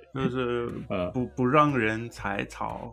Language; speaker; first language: Chinese; early bilingual, heritage; Chinese